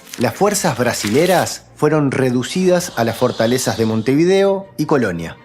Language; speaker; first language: Spanish; native; Spanish